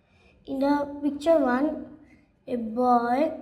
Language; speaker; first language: English; non-native, learner; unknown